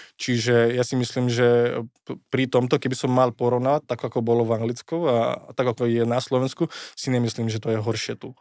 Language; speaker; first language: Slovak; non-native, fluent; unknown